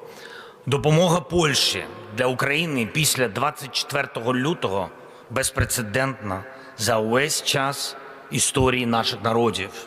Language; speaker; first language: Ukrainian; non-native, local second language; Russian